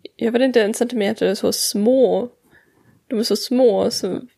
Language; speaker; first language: Swedish; non-native, fluent; English